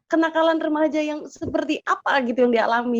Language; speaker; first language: Indonesian; native; Indonesian